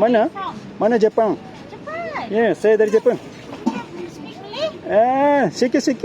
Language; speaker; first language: Indonesian; non-native, learner; Japanese